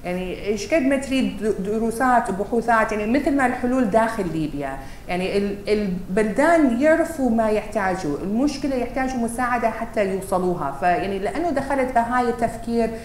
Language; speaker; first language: Arabic; non-native, fluent; English